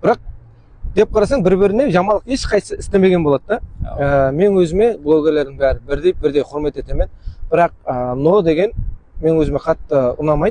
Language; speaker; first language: Uzbek; non-native, local second language; Kara-Kalpak